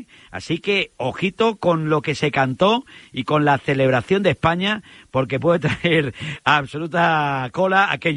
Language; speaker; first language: Spanish; native; Spanish